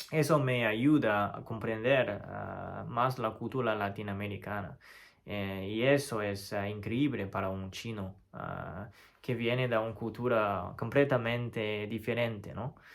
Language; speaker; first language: Spanish; non-native, fluent; Chinese